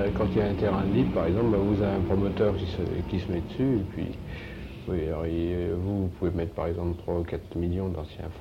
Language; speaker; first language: French; native; French